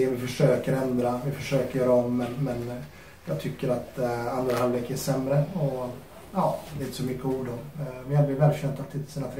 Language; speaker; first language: Swedish; non-native, fluent; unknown